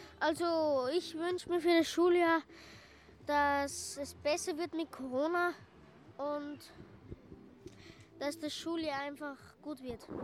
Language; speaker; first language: German; non-native, local second language; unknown